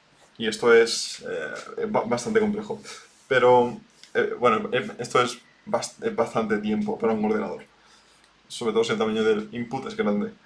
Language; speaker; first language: Spanish; native; Spanish